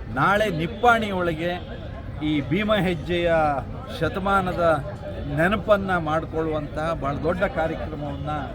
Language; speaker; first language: Kannada; native; Kannada